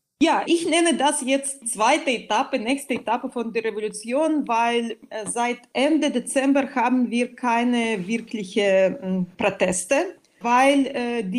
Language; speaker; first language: German; non-native, fluent; Russian